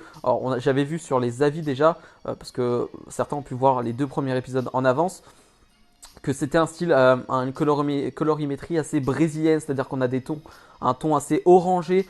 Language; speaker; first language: French; native; French